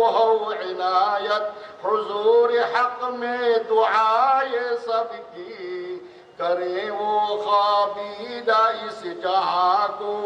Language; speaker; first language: Urdu; non-native, fluent; Bangla